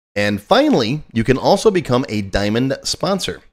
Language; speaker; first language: English; native; English